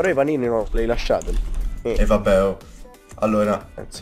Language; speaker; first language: Italian; native; Italian